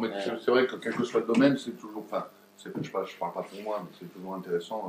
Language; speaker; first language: French; native; French